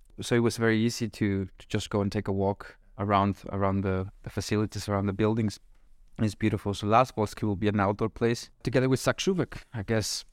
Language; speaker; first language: English; non-native, fluent; Spanish